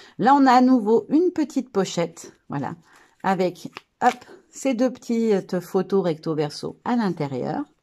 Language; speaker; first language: French; native; French